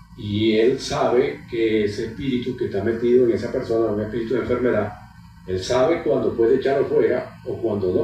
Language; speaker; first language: Spanish; native; Spanish